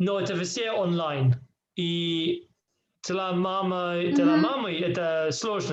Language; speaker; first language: Russian; non-native, learner; English